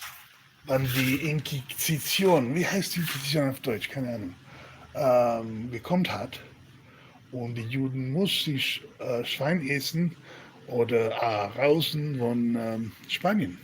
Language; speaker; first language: German; non-native, learner; Spanish